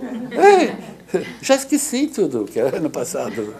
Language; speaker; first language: Portuguese; non-native, fluent; English